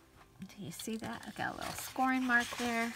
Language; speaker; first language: English; native; English